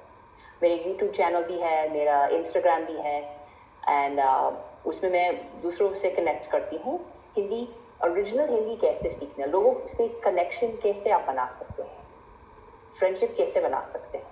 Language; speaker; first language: Hindi; non-native, fluent; English